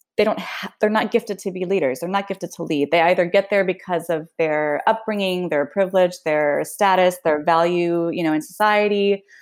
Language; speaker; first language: English; early bilingual, other home language; Swedish